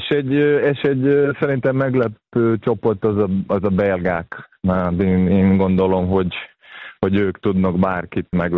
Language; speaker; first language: Hungarian; non-native, fluent; Serbian